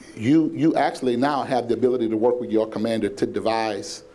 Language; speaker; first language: English; native; English